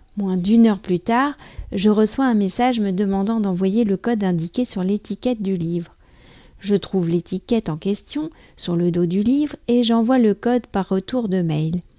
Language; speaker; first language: French; native; French